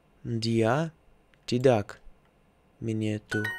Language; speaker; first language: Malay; non-native, learner; Russian